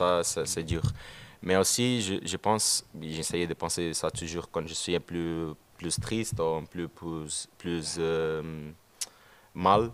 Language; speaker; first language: French; non-native, learner; Portuguese